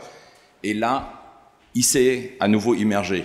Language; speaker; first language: French; native; French